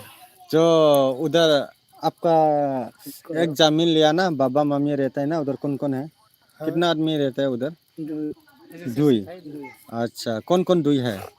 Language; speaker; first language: Hindi; non-native, local second language; Bodo